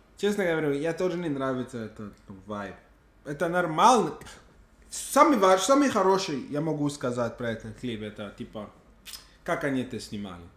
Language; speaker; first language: Russian; non-native, learner; English